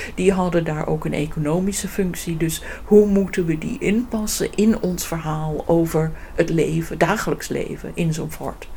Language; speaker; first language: Dutch; non-native, fluent; English